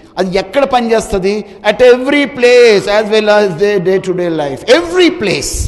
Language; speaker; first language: Telugu; native; Telugu